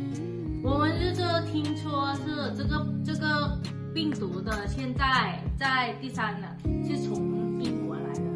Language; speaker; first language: Chinese; non-native, fluent; Thai